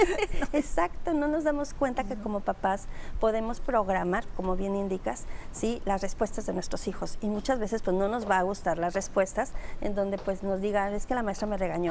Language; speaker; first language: Spanish; native; Spanish